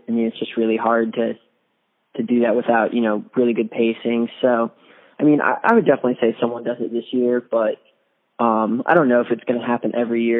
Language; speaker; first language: English; native; English